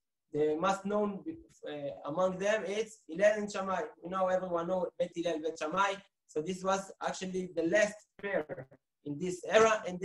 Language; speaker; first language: English; non-native, fluent; Hebrew